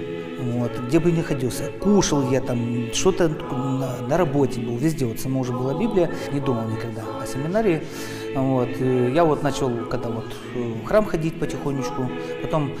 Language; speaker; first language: Russian; native; Russian